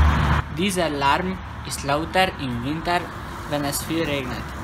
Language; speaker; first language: German; non-native, learner; Hungarian